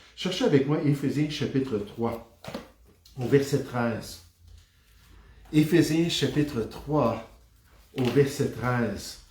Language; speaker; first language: French; native; French